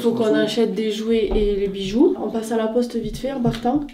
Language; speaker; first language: French; native; French